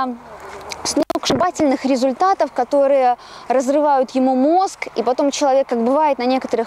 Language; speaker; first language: Russian; native; Russian